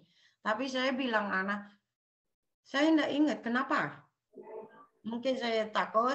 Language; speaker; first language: Indonesian; non-native, local second language; Javanese